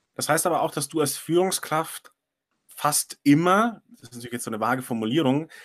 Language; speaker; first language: German; non-native, fluent; Chinese